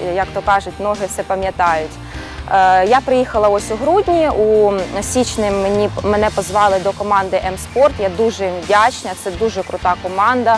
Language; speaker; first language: Ukrainian; native; Ukrainian